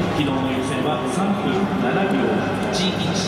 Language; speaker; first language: Japanese; native; Japanese